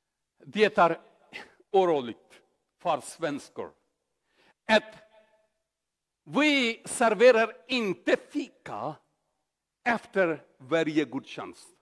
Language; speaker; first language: Swedish; non-native, learner; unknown